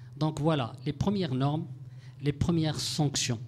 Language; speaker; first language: French; non-native, local second language; Arabic